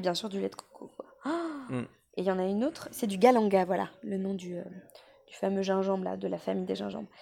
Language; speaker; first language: French; native; French